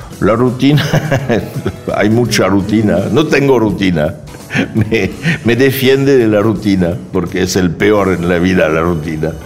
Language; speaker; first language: Spanish; non-native, fluent; French